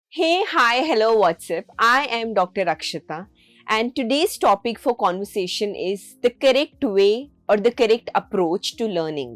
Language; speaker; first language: English; non-native, local second language; Hindi